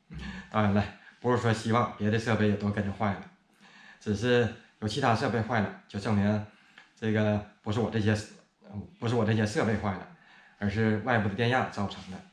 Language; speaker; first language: Chinese; native; Chinese